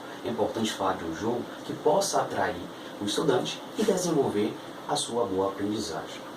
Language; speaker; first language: Portuguese; native; Portuguese